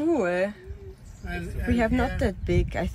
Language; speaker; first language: English; non-native, learner; German